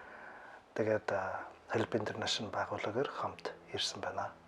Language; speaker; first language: Mongolian; non-native, learner; German